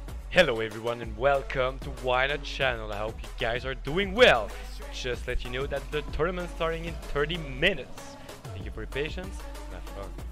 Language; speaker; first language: English; non-native, fluent; French